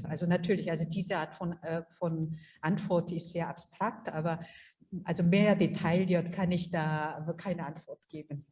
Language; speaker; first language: German; non-native, fluent; Korean